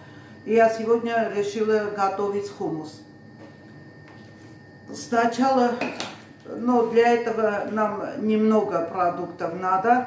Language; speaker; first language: Russian; non-native, fluent; Armenian